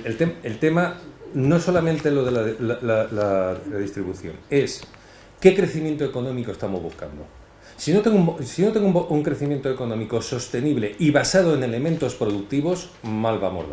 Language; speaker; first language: Spanish; native; Spanish